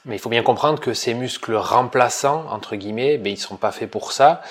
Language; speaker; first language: French; native; French